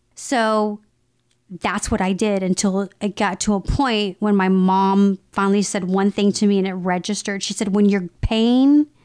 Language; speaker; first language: English; native; English